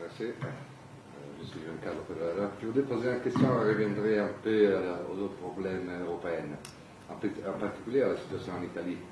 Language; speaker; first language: French; non-native, fluent; Italian